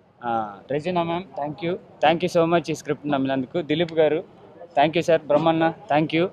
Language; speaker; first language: Telugu; native; Telugu